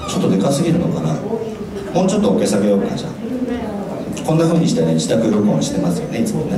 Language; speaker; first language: Japanese; native; Japanese